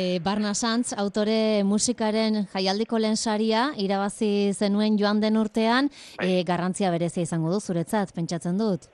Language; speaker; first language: Basque; native; Basque